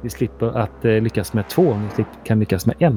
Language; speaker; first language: Swedish; native; Swedish